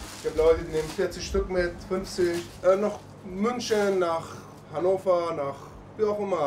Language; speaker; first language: German; non-native, fluent; Persian